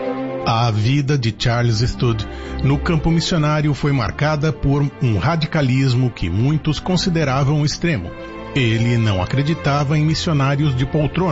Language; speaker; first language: Portuguese; native; Portuguese